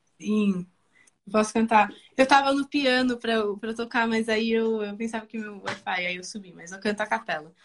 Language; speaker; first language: Portuguese; early bilingual, other home language; Spanish